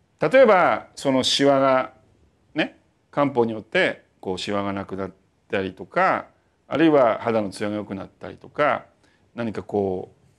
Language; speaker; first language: Japanese; native; Japanese